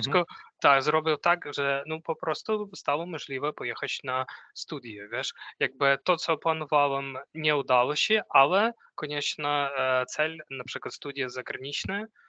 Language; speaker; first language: Polish; non-native, fluent; Ukrainian